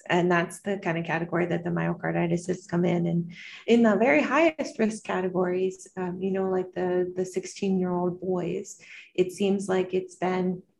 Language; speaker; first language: English; native; English